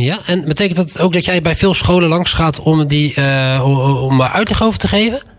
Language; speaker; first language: Dutch; native; Dutch